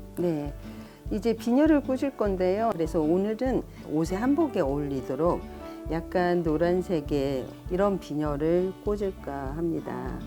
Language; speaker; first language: Korean; native; Korean